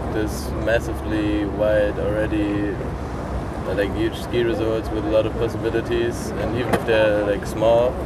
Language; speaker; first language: English; non-native, fluent; German